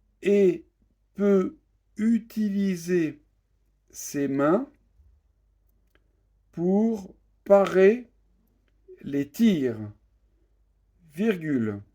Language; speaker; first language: French; native; French